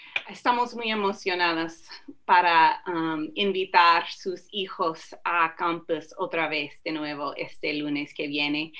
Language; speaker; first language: Spanish; non-native, learner; English